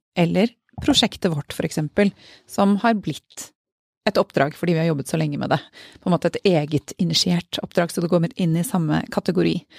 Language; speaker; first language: Norwegian; native; Norwegian